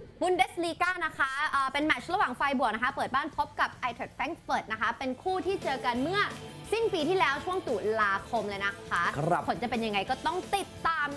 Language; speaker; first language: Thai; native; Thai